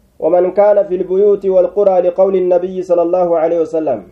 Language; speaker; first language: Arabic; non-native, fluent; Oromo